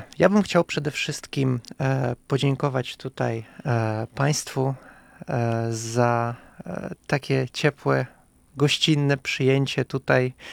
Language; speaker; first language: Polish; non-native, fluent; Russian